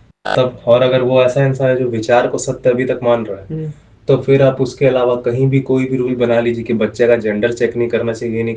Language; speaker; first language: Hindi; native; Hindi